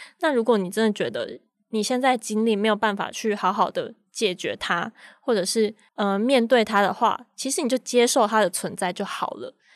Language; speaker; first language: Chinese; native; Chinese